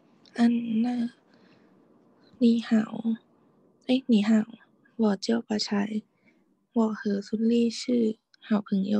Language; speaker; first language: Chinese; non-native, learner; Thai